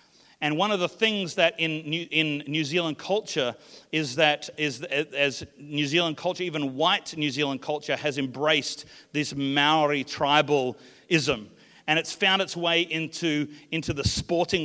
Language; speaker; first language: English; native; English